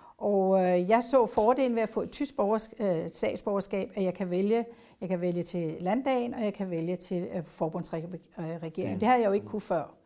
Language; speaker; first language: Danish; native; Danish